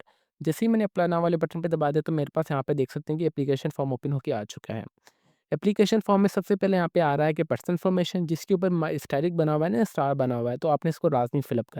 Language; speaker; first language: Hindi; non-native, local second language; Punjabi